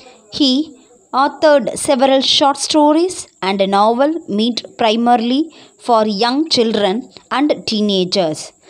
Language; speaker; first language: English; non-native, local second language; Tamil